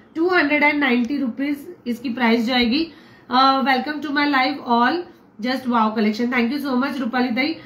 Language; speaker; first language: Hindi; non-native, local second language; Marathi